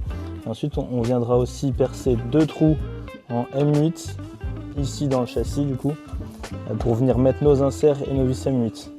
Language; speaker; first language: French; native; French